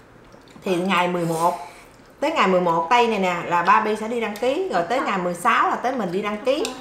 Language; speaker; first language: Vietnamese; native; Vietnamese